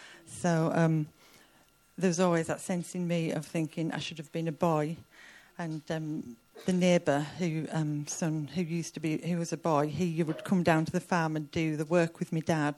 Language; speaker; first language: English; native; English